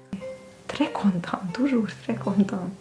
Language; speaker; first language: French; non-native, fluent; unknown